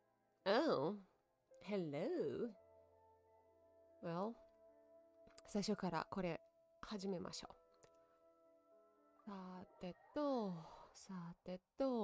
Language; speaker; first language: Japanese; non-native, learner; Russian